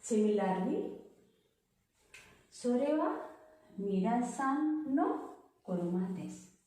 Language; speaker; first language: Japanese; non-native, fluent; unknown